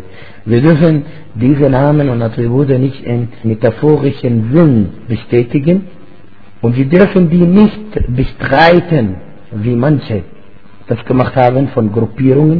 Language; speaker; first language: German; non-native, fluent; Arabic